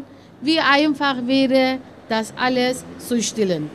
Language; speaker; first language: German; early bilingual, other home language; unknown